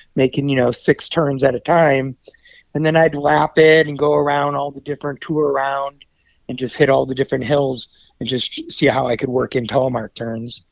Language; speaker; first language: English; native; English